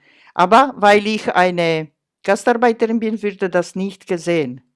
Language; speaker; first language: German; non-native, fluent; Croatian